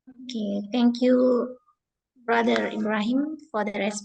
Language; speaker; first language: English; non-native, fluent; Indonesian